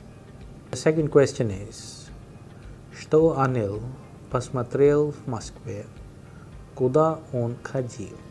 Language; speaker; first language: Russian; non-native, fluent; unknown